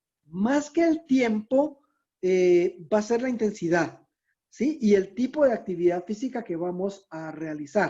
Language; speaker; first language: Spanish; native; Spanish